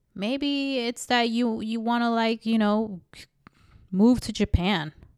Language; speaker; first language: English; early bilingual, other home language; Spanish